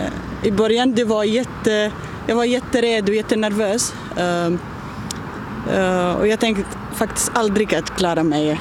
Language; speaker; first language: Swedish; non-native, learner; Arabic